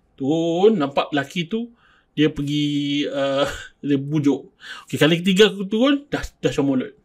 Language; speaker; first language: Malay; early bilingual, heritage; Malay